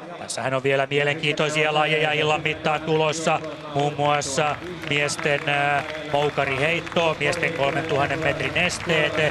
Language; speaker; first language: Finnish; native; Finnish